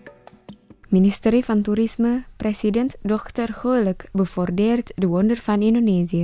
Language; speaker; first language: Dutch; non-native, fluent; Indonesian